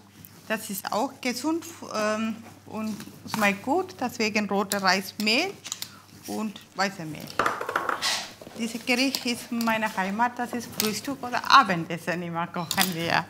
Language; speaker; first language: German; non-native, learner; Tamil